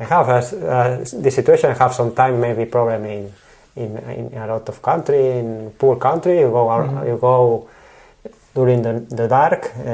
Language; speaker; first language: English; non-native, learner; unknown